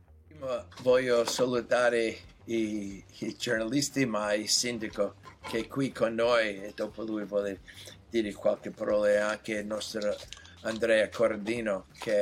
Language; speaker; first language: Italian; non-native, learner; English